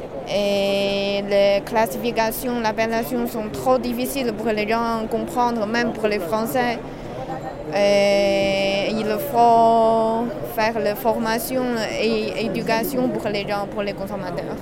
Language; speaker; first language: French; non-native, learner; Chinese